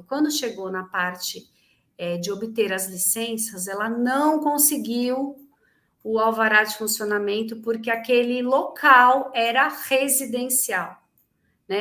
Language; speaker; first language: Portuguese; native; Portuguese